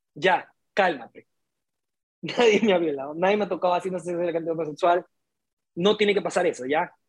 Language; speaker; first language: Spanish; native; Spanish